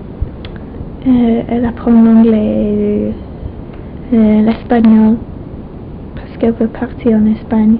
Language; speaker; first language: French; non-native, fluent; English